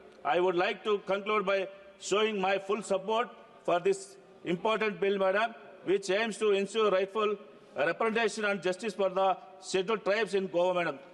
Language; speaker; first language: English; non-native, local second language; Telugu